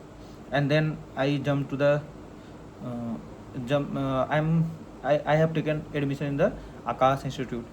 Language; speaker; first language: English; non-native, learner; Hindi